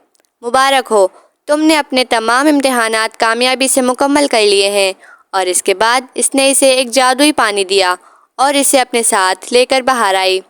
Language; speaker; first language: Urdu; native; Urdu